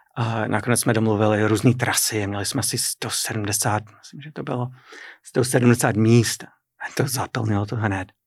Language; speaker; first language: Czech; non-native, fluent; English